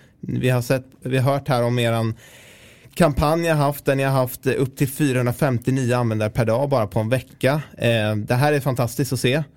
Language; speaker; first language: Swedish; native; Swedish